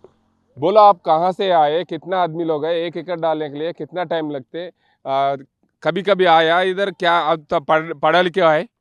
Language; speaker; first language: Hindi; non-native, local second language; Telugu